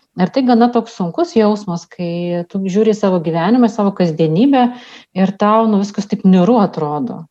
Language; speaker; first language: Lithuanian; non-native, local second language; Russian